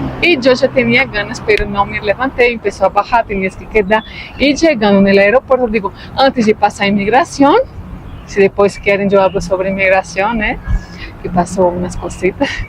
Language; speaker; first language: Spanish; non-native, fluent; Portuguese